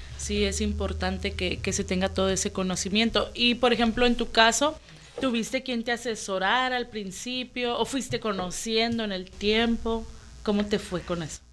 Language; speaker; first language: Spanish; native; Spanish